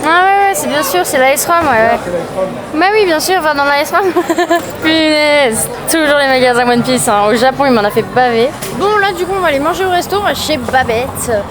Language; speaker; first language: French; native; French